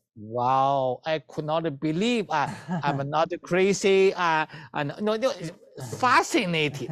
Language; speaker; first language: English; non-native, learner; Chinese